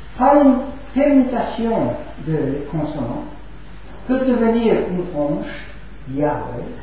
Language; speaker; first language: French; non-native, fluent; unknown